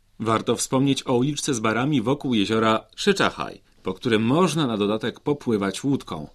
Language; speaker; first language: Polish; native; Polish